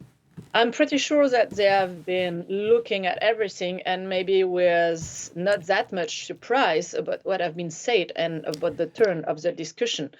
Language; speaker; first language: English; non-native, fluent; French